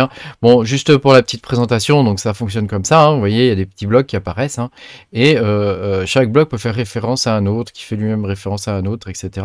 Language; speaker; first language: French; native; French